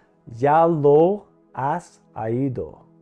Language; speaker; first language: Spanish; non-native, learner; English